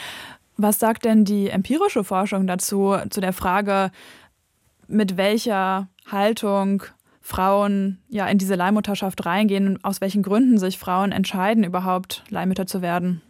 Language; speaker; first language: German; native; German